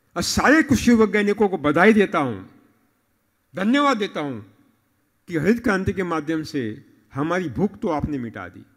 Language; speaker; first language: Hindi; non-native, local second language; Marathi